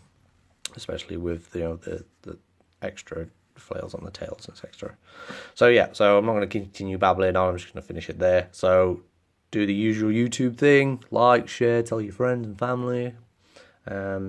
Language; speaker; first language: English; native; English